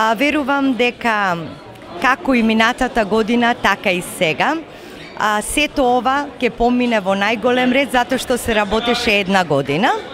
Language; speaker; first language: Macedonian; native; Macedonian